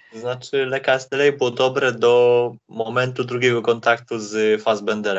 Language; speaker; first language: Polish; native; Polish